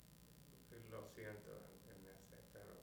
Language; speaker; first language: Spanish; non-native, learner; English